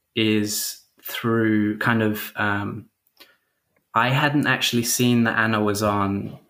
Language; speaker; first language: English; native; English